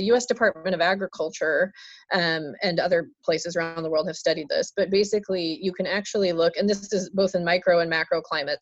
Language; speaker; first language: English; native; English